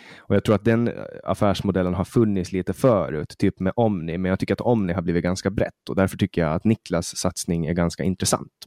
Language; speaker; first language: Swedish; native; Swedish